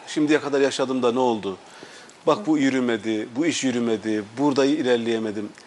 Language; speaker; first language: Turkish; native; Turkish